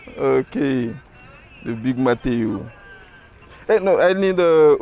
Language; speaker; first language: English; non-native, fluent; French